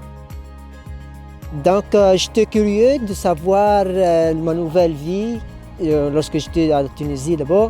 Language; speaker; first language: French; non-native, local second language; Arabic